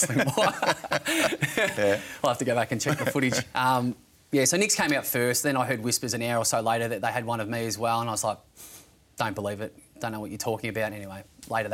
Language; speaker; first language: English; native; English